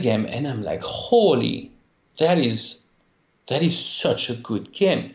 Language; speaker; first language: English; non-native, fluent; French